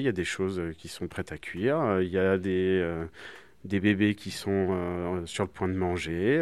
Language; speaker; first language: French; native; French